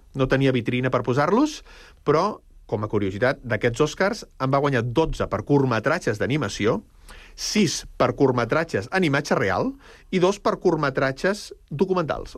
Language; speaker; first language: Catalan; native; Catalan